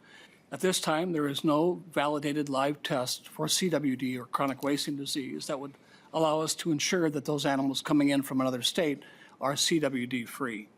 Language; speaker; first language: English; native; English